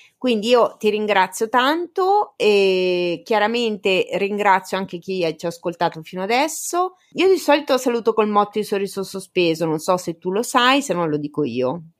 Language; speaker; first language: Italian; native; Italian